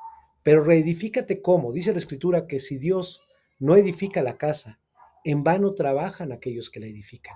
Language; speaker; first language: Spanish; native; Spanish